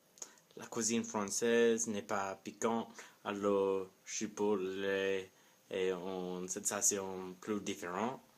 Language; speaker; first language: French; non-native, learner; English